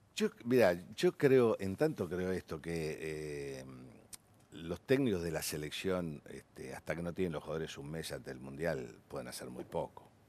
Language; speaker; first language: Spanish; native; Spanish